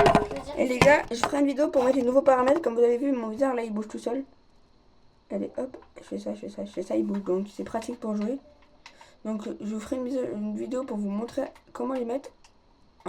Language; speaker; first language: French; native; French